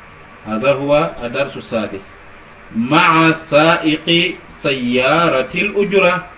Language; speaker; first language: Arabic; non-native, fluent; Wolof